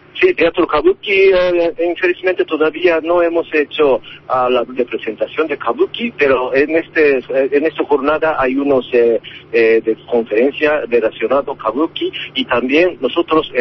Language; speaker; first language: Spanish; non-native, learner; Japanese